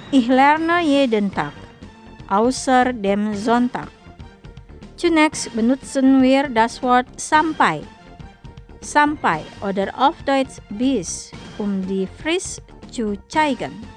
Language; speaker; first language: German; non-native, fluent; Indonesian